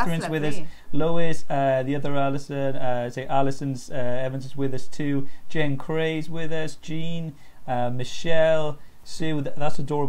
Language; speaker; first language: English; native; English